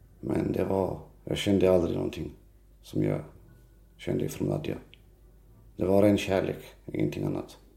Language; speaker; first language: Swedish; non-native, local second language; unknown